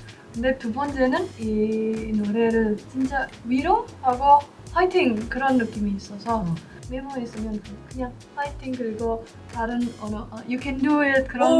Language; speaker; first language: Korean; non-native, learner; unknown